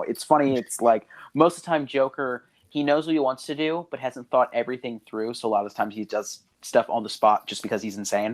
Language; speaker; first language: English; native; English